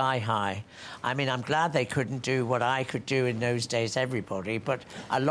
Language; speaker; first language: English; native; English